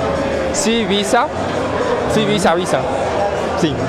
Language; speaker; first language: Spanish; non-native, learner; Japanese